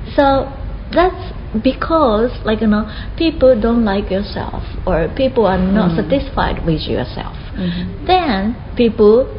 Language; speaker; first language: English; non-native, fluent; Japanese